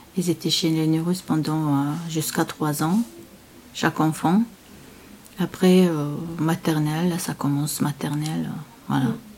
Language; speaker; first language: French; non-native, learner; Chechen